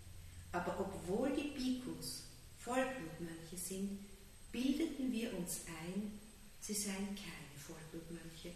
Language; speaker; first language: German; native; German